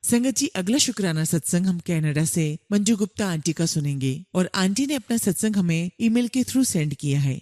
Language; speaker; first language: Hindi; native; Hindi